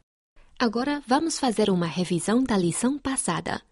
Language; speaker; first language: Portuguese; non-native, fluent; Chinese